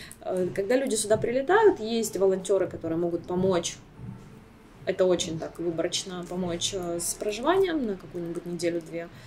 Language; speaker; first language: Russian; native; Russian